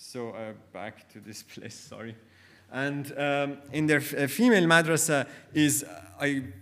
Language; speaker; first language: English; non-native, fluent; Persian